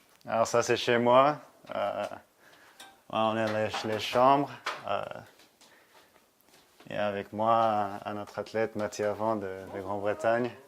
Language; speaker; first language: French; non-native, fluent; Hebrew